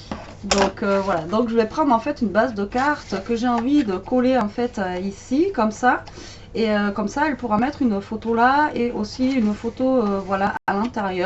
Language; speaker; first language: French; native; French